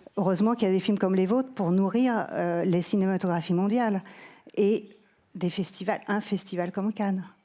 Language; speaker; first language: French; native; French